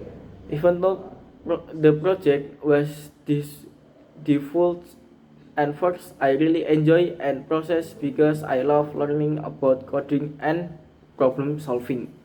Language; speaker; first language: English; non-native, learner; Indonesian